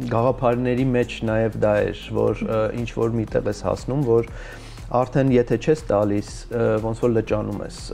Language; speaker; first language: Armenian; early bilingual, heritage; Armenian